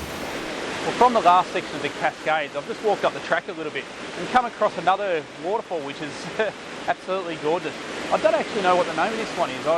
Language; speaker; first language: English; native; English